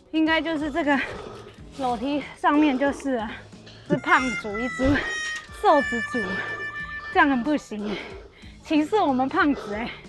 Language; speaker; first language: Chinese; native; Chinese